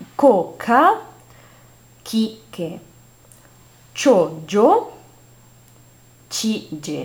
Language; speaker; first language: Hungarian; non-native, learner; Italian